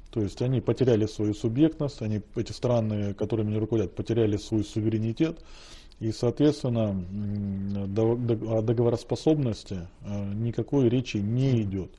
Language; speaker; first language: Russian; native; Russian